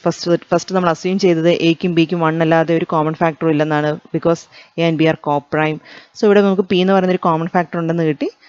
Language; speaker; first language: Malayalam; native; Malayalam